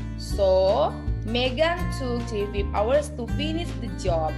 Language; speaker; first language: English; non-native, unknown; Indonesian